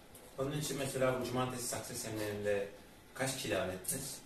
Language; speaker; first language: Turkish; native; Turkish